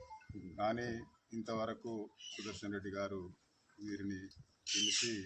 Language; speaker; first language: Telugu; native; Telugu